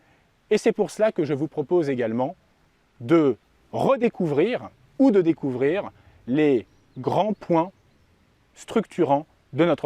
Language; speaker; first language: French; native; French